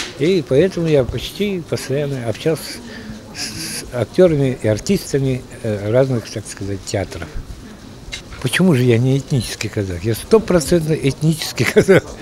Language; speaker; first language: Russian; native; Russian